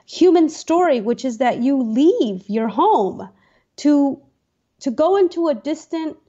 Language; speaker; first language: English; native; English